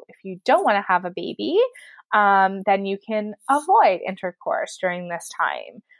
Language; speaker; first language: English; native; English